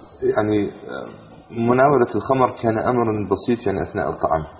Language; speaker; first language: Arabic; non-native, fluent; English